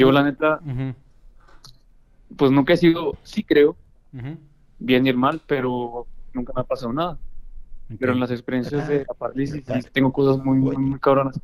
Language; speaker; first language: Spanish; native; Spanish